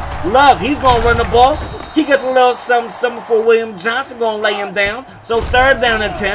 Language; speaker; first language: English; native; English